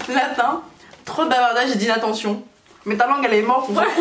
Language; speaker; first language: French; native; French